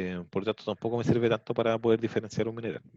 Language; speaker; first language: Spanish; native; Spanish